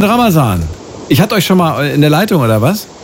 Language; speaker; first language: German; native; German